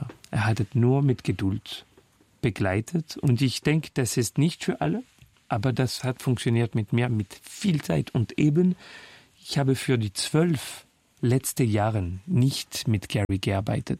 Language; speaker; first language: German; non-native, fluent; French